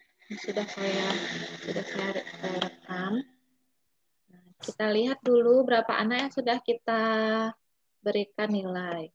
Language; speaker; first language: Indonesian; non-native, local second language; Balinese